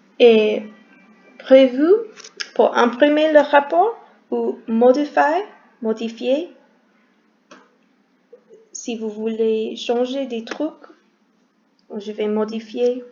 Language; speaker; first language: French; non-native, learner; English